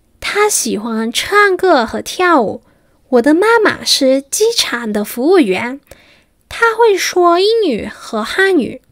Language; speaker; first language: Chinese; non-native, fluent; Spanish